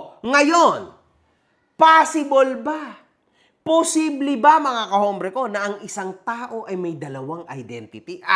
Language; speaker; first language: Filipino; native; Filipino